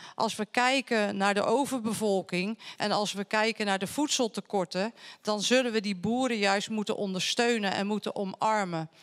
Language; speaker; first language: Dutch; native; Dutch